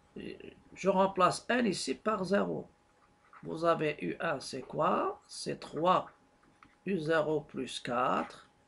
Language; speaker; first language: French; non-native, local second language; Arabic